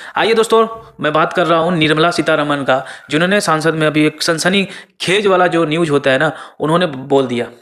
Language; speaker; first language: Hindi; native; Hindi